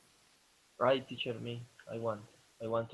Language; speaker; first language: English; non-native, learner; Spanish